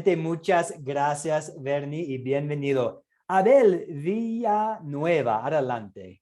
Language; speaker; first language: Spanish; non-native, fluent; English